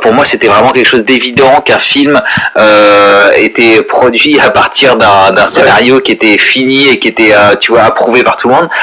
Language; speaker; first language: French; native; French